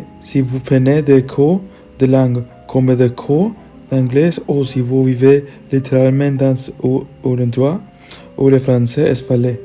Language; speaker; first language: French; non-native, learner; Spanish